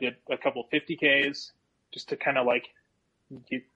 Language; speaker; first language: English; native; English